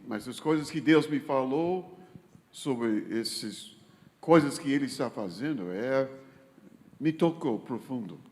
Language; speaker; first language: Portuguese; non-native, learner; English